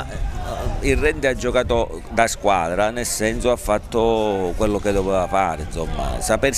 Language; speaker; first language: Italian; native; Italian